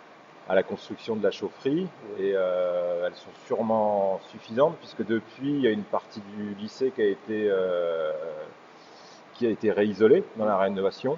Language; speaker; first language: French; native; French